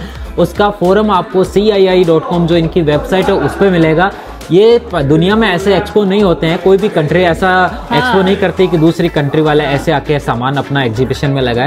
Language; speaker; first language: Hindi; native; Hindi